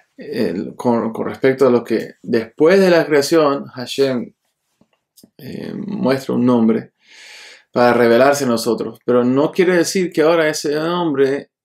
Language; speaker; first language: Spanish; early bilingual, heritage; Spanish